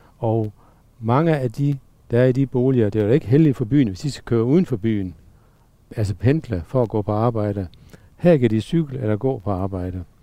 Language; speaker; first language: Danish; native; Danish